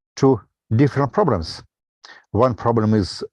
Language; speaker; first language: English; non-native, fluent; Russian